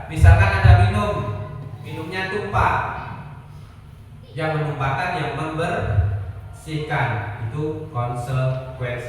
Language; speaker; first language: Indonesian; native; Indonesian